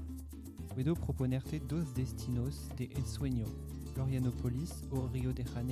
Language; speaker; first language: Spanish; non-native, learner; French